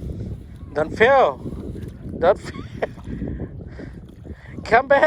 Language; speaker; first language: English; non-native, learner; Lao